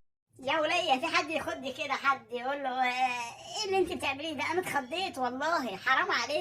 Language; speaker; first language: Arabic; native; Arabic